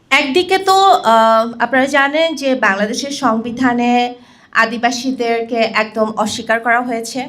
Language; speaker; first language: Bangla; non-native, local second language; Chakma